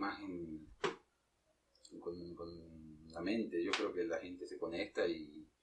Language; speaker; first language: Spanish; native; Spanish